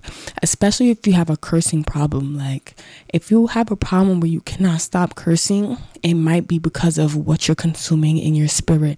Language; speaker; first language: English; native; English